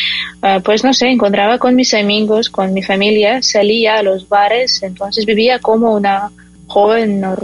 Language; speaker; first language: Spanish; non-native, fluent; Ukrainian